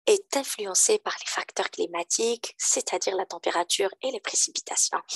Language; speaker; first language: French; non-native, local second language; Arabic